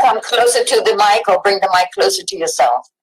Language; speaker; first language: English; native; English